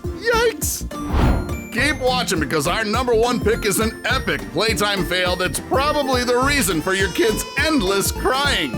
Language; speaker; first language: English; native; English